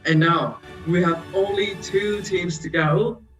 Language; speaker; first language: English; non-native, fluent; Vietnamese